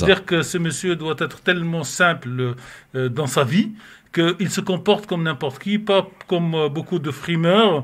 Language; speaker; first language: French; native; French